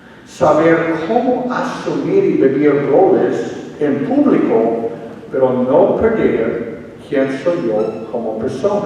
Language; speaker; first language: Spanish; non-native, fluent; English